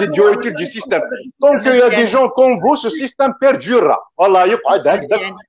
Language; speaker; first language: French; non-native, local second language; Kabyle